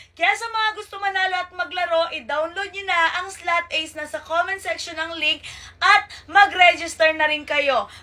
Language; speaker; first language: Filipino; non-native, local second language; Cebuano